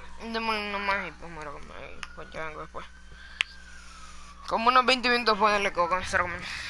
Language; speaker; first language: Spanish; early bilingual, heritage; Spanish